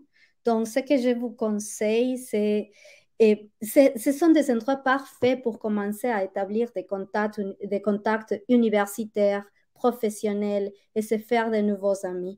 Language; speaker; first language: French; non-native, fluent; Spanish